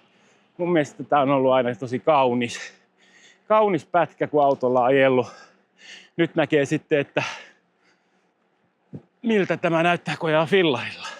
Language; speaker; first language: Finnish; native; Finnish